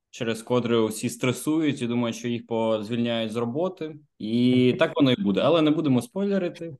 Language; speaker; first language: Ukrainian; native; Ukrainian